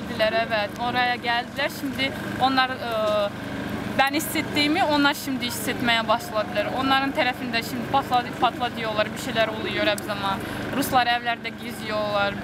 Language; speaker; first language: Turkish; early bilingual, heritage; Turkish